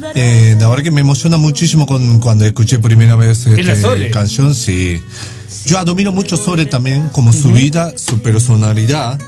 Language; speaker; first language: Spanish; non-native, learner; Japanese